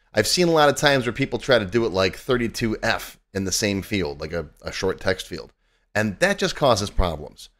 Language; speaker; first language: English; native; English